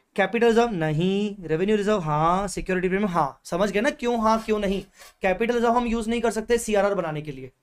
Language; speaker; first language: Hindi; native; Hindi